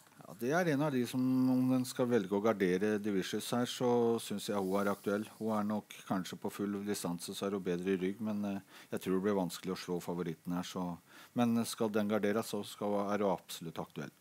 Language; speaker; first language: Norwegian; native; Norwegian